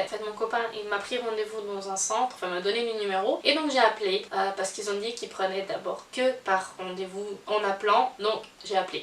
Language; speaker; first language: French; native; French